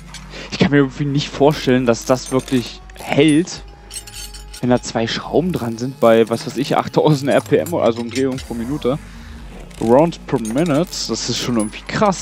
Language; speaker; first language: German; native; German